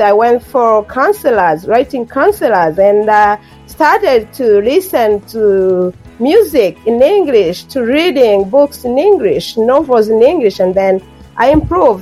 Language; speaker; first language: English; non-native, local second language; Kinyarwanda